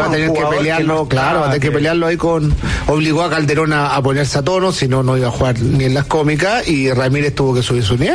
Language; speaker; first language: Spanish; native; Spanish